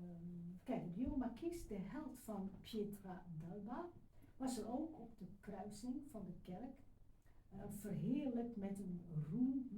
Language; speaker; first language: Dutch; non-native, fluent; French